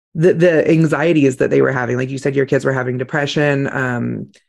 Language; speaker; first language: English; native; English